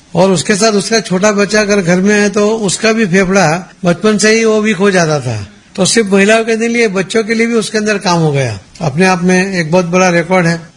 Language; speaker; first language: Hindi; non-native, local second language; Gujarati